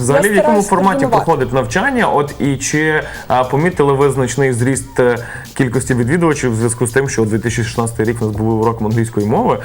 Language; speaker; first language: Ukrainian; native; Ukrainian